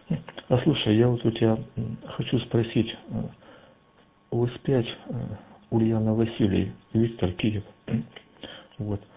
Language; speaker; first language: Russian; native; Russian